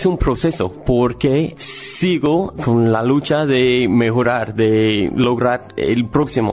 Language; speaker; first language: Spanish; non-native, fluent; English